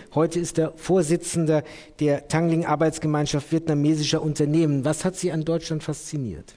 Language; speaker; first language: German; native; German